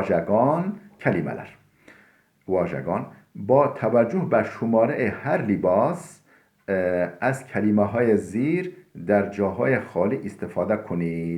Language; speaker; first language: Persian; non-native, fluent; Turkish